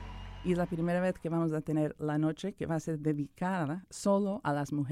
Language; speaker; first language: Spanish; early bilingual, other home language; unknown